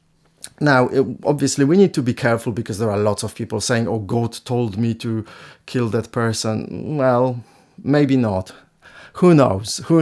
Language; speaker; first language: English; non-native, fluent; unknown